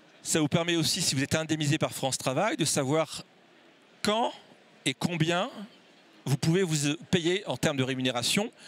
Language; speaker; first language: French; native; French